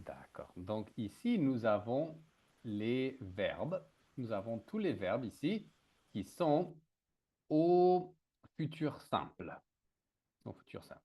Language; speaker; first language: French; native; French